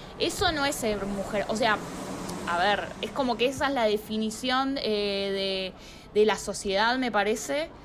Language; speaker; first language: Spanish; native; Spanish